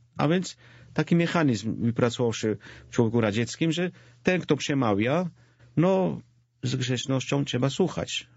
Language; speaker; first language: Polish; non-native, fluent; Georgian